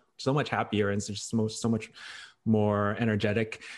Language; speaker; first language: English; non-native, local second language; Cantonese